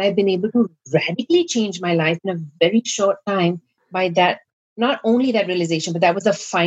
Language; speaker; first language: English; non-native, local second language; Gujarati